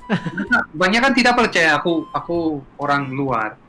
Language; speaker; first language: Indonesian; non-native, fluent; Hebrew